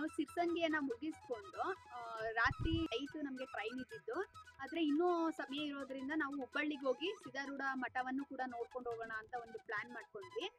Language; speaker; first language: Kannada; native; Kannada